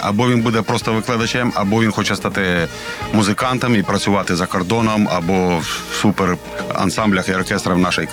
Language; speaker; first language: Ukrainian; non-native, local second language; Russian